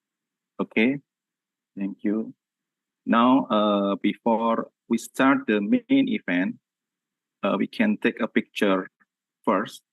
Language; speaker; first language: English; non-native, learner; Indonesian